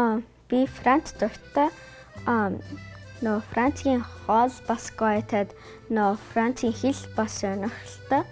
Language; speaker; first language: Mongolian; early bilingual, heritage; Mongolian